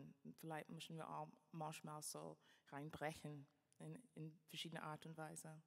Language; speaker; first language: German; non-native, fluent; English